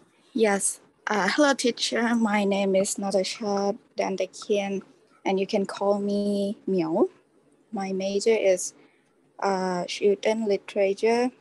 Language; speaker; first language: English; non-native, learner; Thai